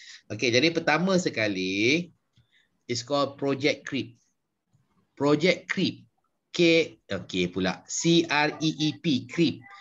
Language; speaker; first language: English; non-native, local second language; Malay